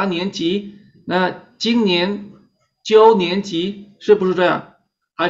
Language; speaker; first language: Chinese; non-native, fluent; Spanish